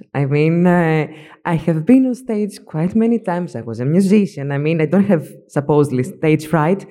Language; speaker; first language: English; non-native, fluent; Greek